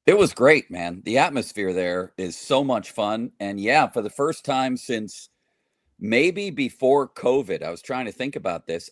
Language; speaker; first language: English; native; English